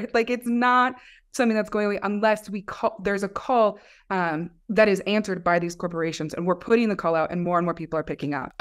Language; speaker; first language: English; native; English